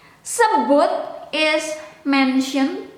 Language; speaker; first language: English; non-native, local second language; Indonesian